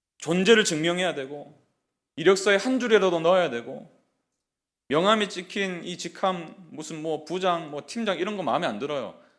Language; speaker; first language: Korean; native; Korean